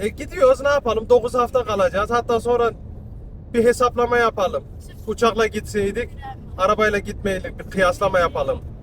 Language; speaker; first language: Turkish; early bilingual, heritage; Turkish